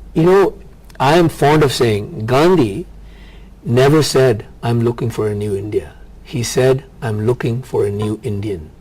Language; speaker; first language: English; non-native, local second language; Punjabi